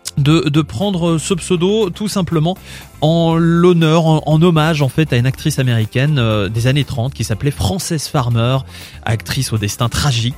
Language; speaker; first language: French; native; French